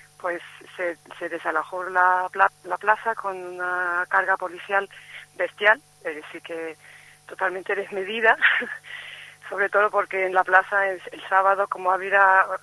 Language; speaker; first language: Spanish; non-native, fluent; Turkish